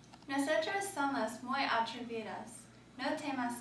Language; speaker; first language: Spanish; non-native, learner; English